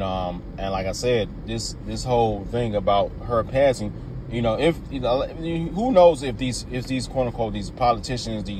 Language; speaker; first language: English; native; English